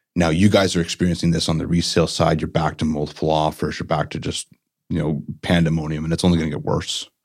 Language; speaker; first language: English; native; English